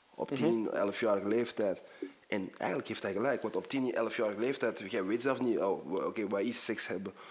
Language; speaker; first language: Dutch; early bilingual, other home language; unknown